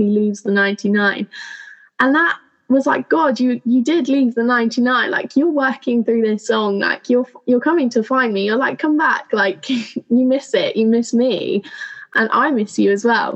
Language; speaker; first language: English; native; English